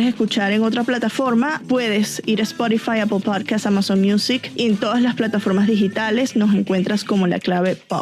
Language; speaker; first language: Spanish; native; Spanish